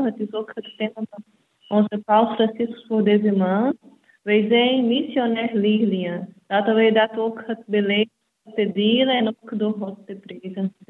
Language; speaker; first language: Dutch; non-native, fluent; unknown